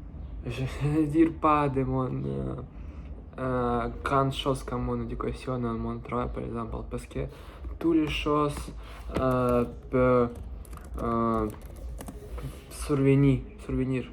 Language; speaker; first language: French; non-native, learner; Russian